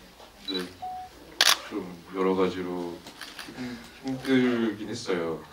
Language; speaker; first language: Korean; native; Korean